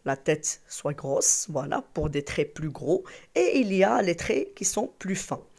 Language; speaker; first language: French; non-native, local second language; Arabic